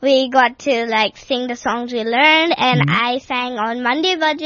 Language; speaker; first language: English; native; English